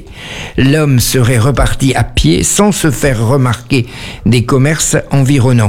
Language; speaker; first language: French; native; French